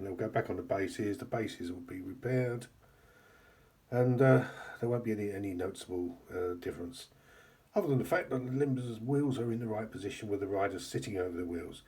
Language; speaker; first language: English; native; English